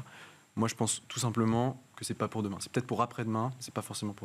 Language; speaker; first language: French; native; French